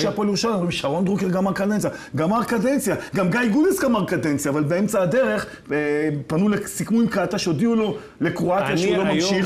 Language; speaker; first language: Hebrew; native; Hebrew